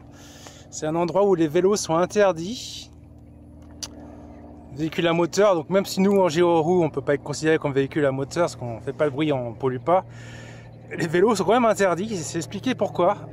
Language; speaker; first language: French; native; French